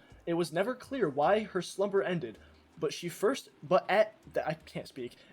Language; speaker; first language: English; native; English